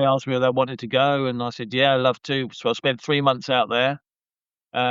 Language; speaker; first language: English; native; English